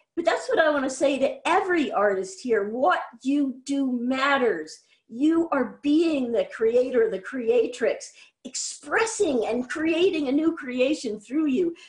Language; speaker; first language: English; native; English